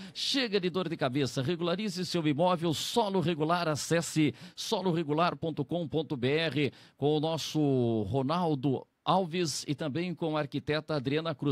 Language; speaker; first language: Portuguese; native; Portuguese